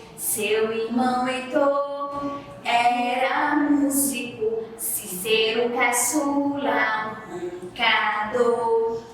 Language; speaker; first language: Portuguese; native; Portuguese